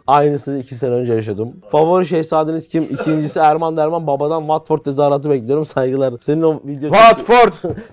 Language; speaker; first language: Turkish; native; Turkish